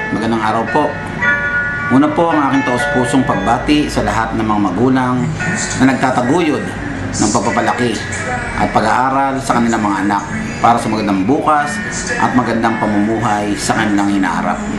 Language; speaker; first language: Filipino; native; Filipino